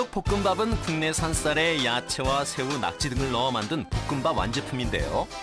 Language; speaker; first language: Korean; native; Korean